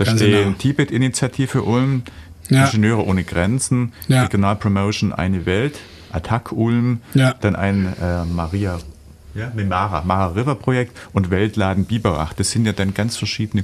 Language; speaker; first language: German; native; German